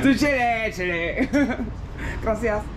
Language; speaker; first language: Spanish; non-native, learner; English